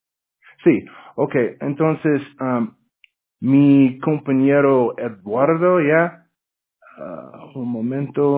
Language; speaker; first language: Spanish; non-native, learner; English